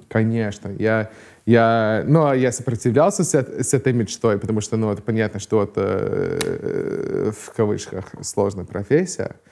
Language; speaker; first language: Russian; non-native, fluent; English